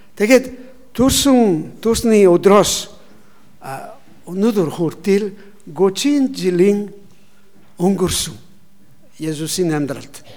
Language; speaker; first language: Mongolian; non-native, learner; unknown